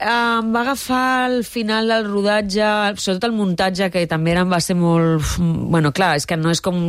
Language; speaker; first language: Catalan; non-native, local second language; Spanish